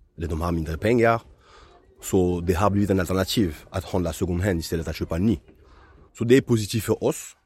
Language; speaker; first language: Swedish; non-native, fluent; French